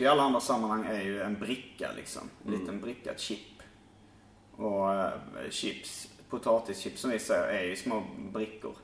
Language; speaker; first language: Swedish; native; Swedish